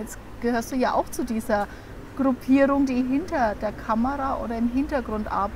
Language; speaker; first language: German; native; German